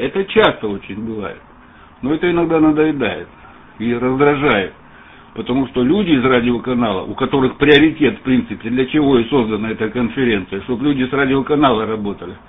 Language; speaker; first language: Russian; native; Russian